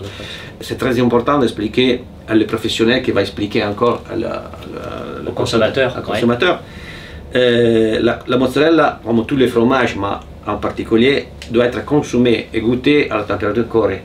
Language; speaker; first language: French; non-native, fluent; Italian